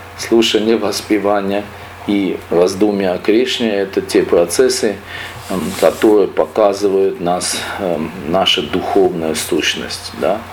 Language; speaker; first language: Russian; non-native, local second language; Armenian